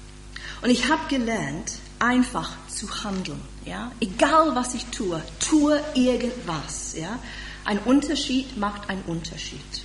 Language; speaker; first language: German; non-native, fluent; English